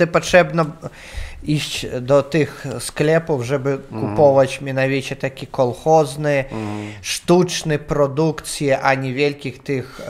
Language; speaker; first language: Polish; non-native, learner; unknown